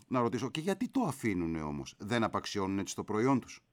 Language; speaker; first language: Greek; native; Greek